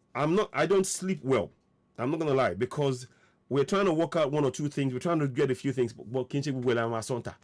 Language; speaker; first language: English; non-native, local second language; Yoruba